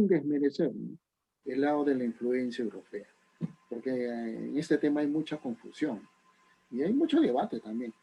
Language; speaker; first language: Spanish; native; Spanish